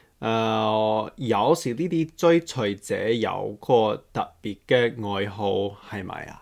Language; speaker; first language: Cantonese; non-native, fluent; English